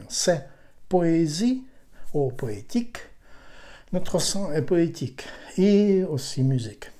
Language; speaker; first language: French; non-native, learner; Ukrainian